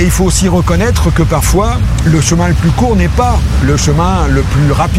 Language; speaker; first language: French; native; French